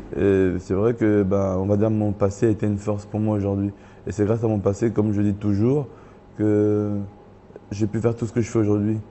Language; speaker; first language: French; early bilingual, other home language; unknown